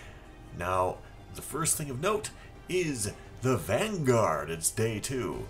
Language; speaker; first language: English; native; English